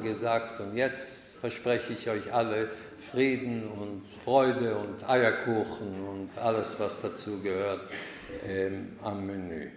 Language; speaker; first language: German; non-native, fluent; Hebrew